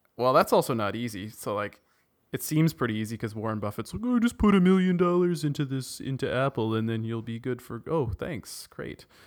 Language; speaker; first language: English; native; English